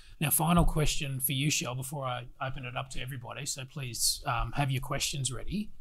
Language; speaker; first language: English; native; English